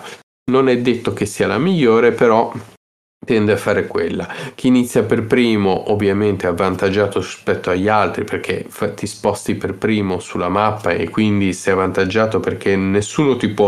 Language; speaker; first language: Italian; native; Italian